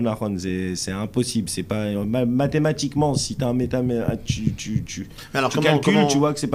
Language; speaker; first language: French; native; French